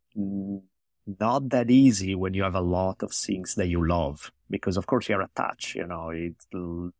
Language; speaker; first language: English; non-native, fluent; Italian